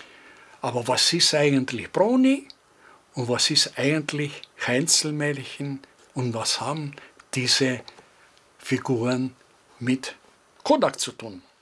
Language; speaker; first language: German; non-native, fluent; Greek